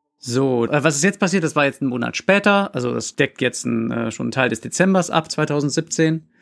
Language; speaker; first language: German; native; German